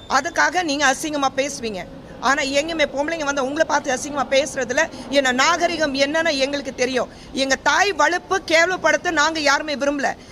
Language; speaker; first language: Tamil; non-native, fluent; Hindi